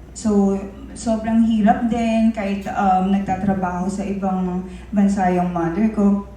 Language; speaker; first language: Filipino; non-native, local second language; Pampanga